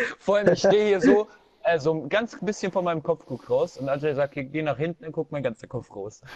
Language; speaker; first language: German; native; German